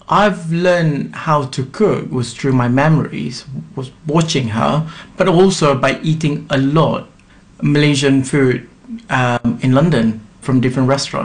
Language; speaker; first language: English; non-native, local second language; Malay